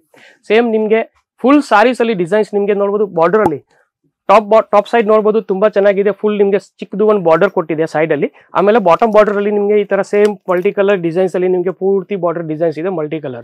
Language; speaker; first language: Kannada; non-native, fluent; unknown